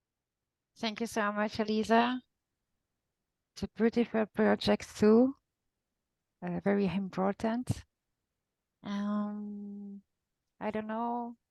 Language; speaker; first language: English; non-native, fluent; Italian